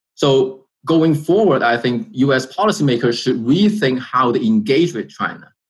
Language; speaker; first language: English; non-native, fluent; Chinese